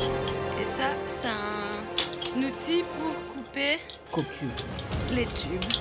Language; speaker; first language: French; native; French